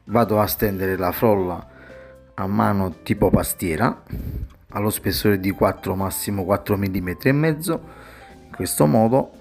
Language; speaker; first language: Italian; native; Italian